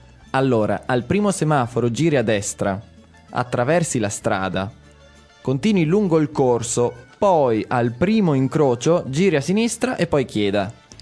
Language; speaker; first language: Italian; native; Italian